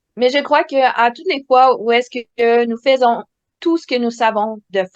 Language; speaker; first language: French; native; French